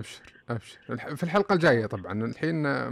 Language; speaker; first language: Arabic; native; Arabic